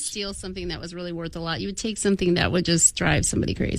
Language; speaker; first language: English; native; English